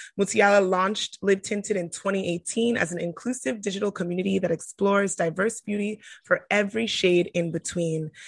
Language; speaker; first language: English; native; English